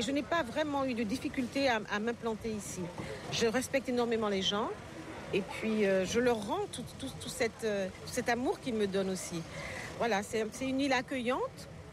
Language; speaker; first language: French; native; French